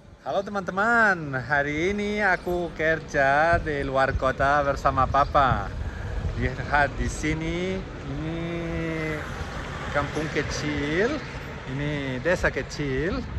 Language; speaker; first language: Indonesian; non-native, learner; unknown